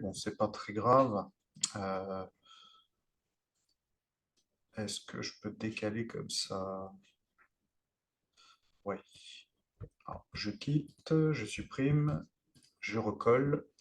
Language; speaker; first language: French; native; French